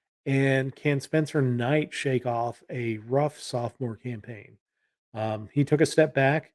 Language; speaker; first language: English; native; English